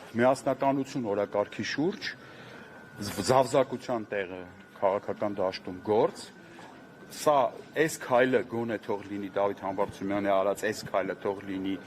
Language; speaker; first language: Armenian; native; Armenian